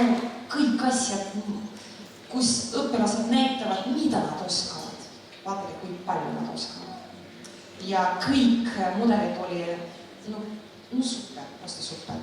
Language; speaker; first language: Estonian; non-native, local second language; Russian